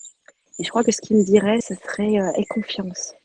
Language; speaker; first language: French; native; French